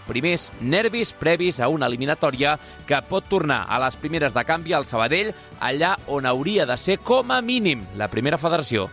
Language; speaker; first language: Catalan; native; Catalan